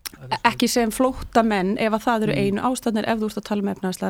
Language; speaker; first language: Icelandic; native; Icelandic